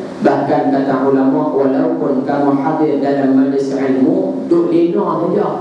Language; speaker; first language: Malay; native; Malay